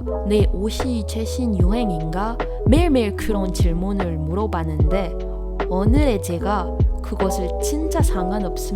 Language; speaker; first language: Korean; non-native, learner; Malagasy